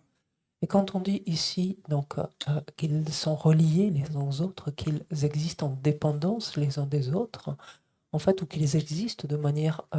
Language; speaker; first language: French; native; French